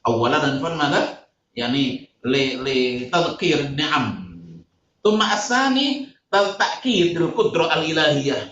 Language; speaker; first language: Arabic; non-native, fluent; Indonesian